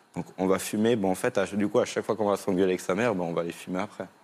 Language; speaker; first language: French; native; French